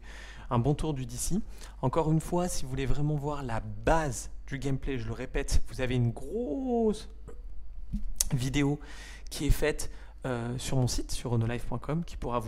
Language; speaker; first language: French; native; French